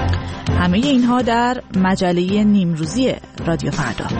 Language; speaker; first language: Persian; native; Persian